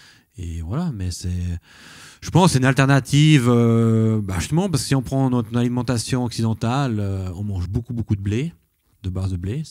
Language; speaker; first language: French; native; French